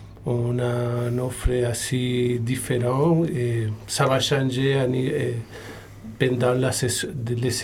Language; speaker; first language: French; non-native, learner; Spanish